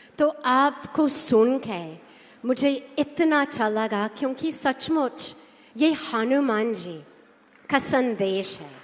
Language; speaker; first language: Hindi; non-native, fluent; English